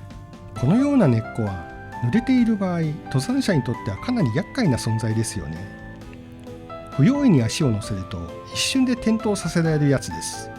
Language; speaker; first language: Japanese; native; Japanese